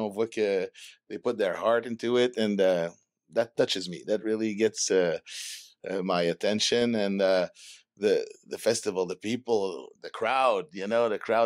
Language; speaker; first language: English; non-native, fluent; French